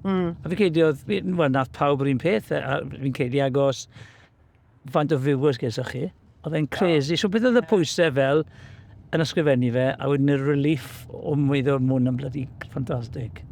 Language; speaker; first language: Welsh; native; Welsh